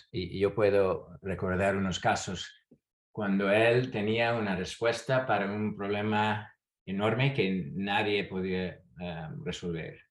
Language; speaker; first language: Spanish; non-native, fluent; English